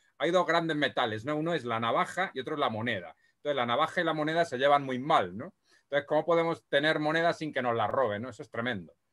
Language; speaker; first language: Spanish; native; Spanish